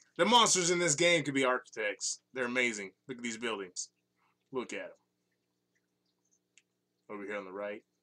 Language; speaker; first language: English; native; English